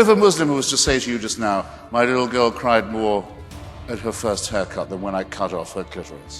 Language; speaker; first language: English; native; English